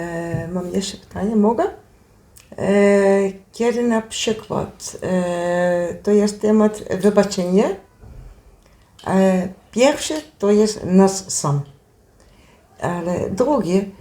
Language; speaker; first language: Polish; non-native, learner; Dutch